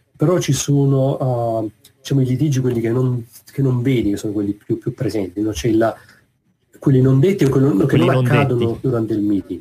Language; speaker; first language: Italian; native; Italian